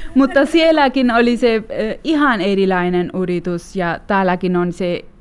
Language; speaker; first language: Finnish; non-native, fluent; Urdu